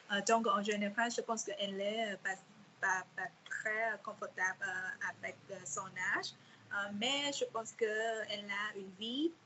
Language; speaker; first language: French; non-native, fluent; Vietnamese